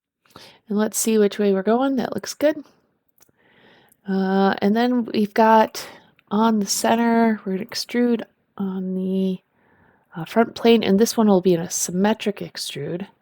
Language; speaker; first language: English; native; English